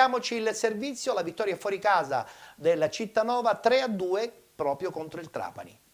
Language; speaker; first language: Italian; native; Italian